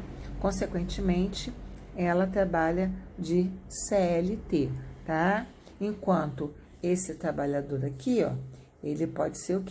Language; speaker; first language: Portuguese; native; Portuguese